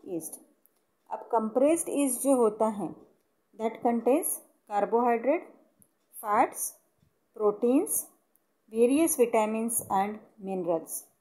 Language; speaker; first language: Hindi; non-native, local second language; Marathi